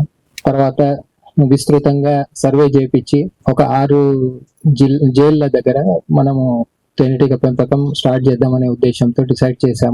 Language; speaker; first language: Telugu; native; Telugu